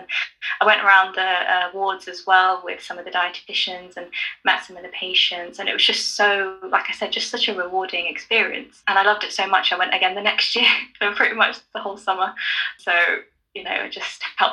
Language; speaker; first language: English; native; English